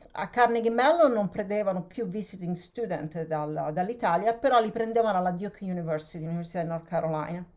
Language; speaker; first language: Italian; native; Italian